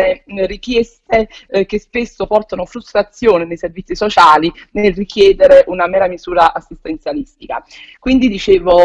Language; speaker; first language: Italian; native; Italian